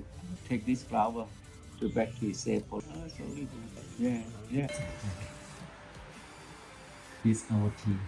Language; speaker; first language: English; non-native, learner; Thai